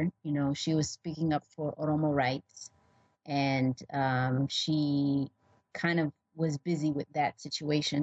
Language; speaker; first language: English; early bilingual, other home language; Oromo